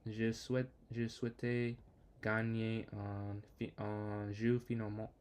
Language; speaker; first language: French; non-native, learner; English